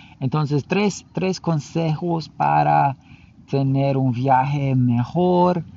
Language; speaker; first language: Spanish; non-native, learner; English